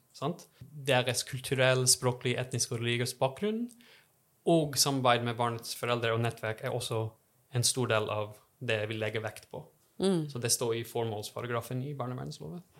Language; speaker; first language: Norwegian; non-native, fluent; English